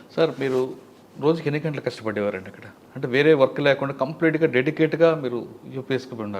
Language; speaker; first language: Telugu; native; Telugu